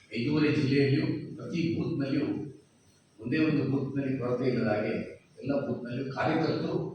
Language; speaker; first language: Kannada; native; Kannada